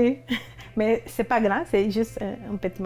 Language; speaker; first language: French; non-native, fluent; Spanish